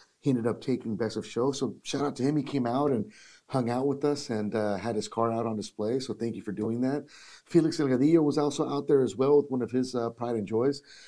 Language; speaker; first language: English; early bilingual, other home language; Spanish